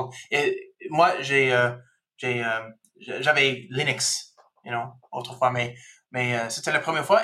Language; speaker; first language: French; non-native, fluent; English